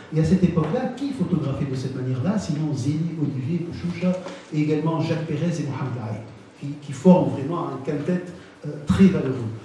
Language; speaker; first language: French; non-native, local second language; Arabic